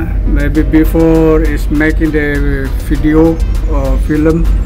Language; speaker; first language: English; non-native, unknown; Indonesian